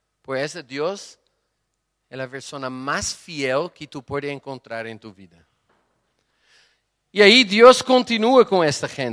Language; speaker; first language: Spanish; non-native, fluent; Portuguese